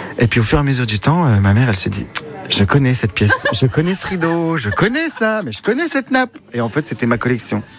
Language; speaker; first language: French; early bilingual, other home language; Arabic